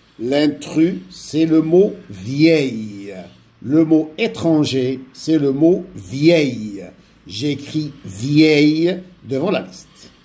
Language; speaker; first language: French; non-native, local second language; Arabic